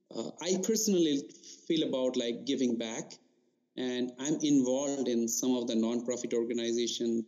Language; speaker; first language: English; non-native, local second language; Bangla